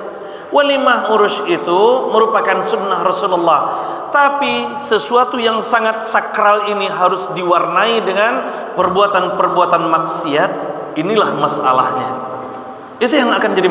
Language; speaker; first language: Indonesian; native; Indonesian